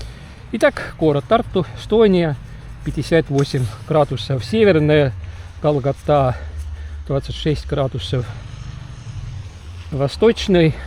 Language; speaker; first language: Russian; non-native, local second language; Estonian